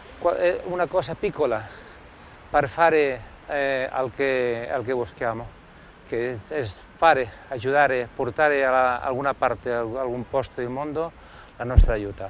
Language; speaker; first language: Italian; non-native, learner; Spanish